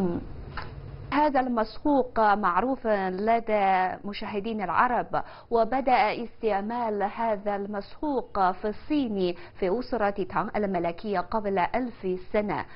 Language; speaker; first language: Arabic; non-native, fluent; Chinese